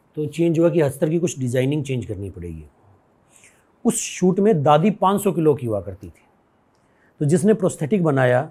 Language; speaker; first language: Hindi; native; Hindi